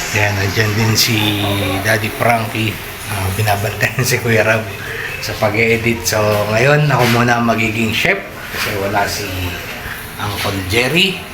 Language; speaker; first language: Filipino; native; Filipino